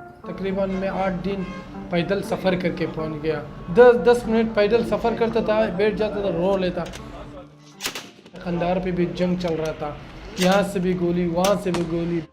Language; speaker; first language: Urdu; non-native, local second language; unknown